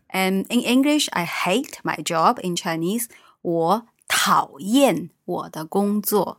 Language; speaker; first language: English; non-native, fluent; Chinese